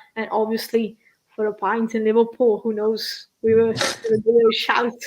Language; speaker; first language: English; non-native, fluent; Italian